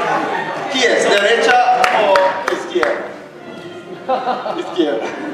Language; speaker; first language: Spanish; non-native, learner; English